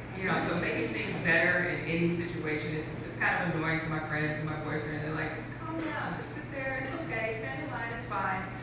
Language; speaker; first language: English; native; English